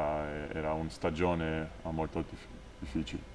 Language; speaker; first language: Italian; non-native, learner; Georgian